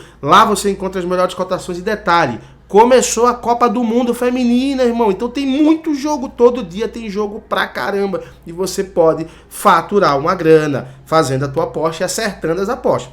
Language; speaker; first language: Portuguese; native; Portuguese